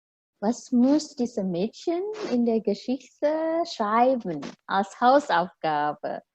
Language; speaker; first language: German; non-native, fluent; Indonesian